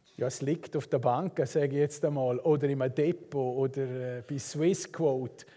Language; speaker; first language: German; native; German